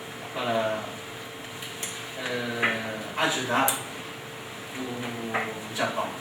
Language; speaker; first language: Portuguese; non-native, fluent; Japanese